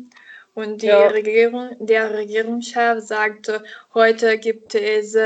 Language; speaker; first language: German; non-native, learner; Italian